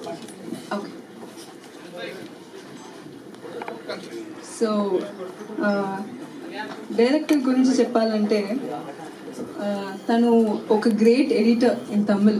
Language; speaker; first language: Telugu; non-native, learner; Tamil